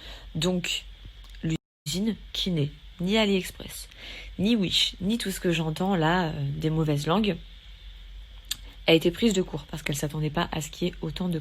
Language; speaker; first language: French; native; French